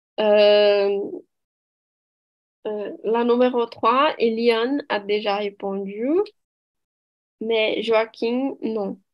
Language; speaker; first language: French; non-native, learner; Portuguese